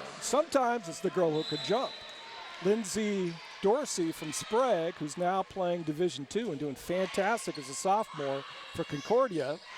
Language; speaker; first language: English; native; English